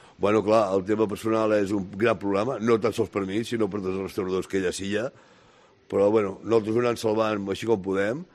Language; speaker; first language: Catalan; native; Catalan